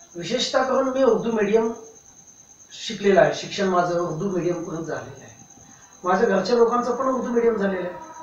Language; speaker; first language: Marathi; non-native, local second language; Urdu